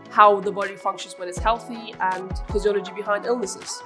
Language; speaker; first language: English; non-native, fluent; Finnish